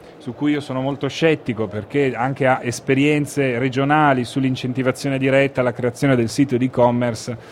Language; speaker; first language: Italian; native; Italian